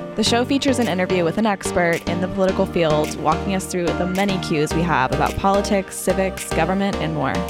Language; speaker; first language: English; native; English